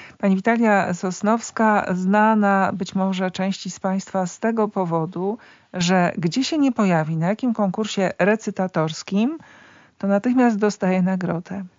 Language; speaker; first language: Polish; native; Polish